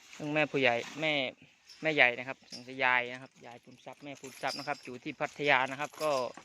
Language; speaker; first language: Thai; non-native, local second language; Khmer